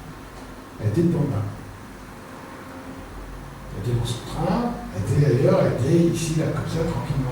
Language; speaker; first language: French; native; French